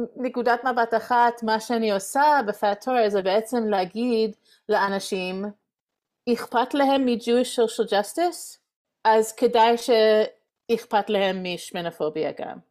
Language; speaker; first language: Hebrew; non-native, fluent; English